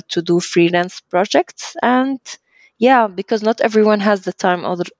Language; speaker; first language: English; early bilingual, other home language; Arabic